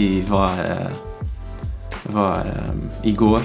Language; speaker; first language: Swedish; non-native, learner; Dutch